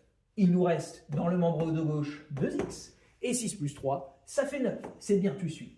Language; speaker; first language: French; native; French